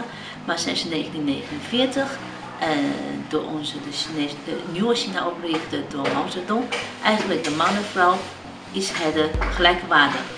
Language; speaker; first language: Dutch; non-native, learner; Chinese